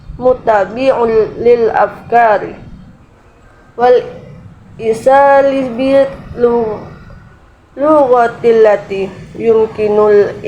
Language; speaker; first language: Arabic; non-native, learner; Indonesian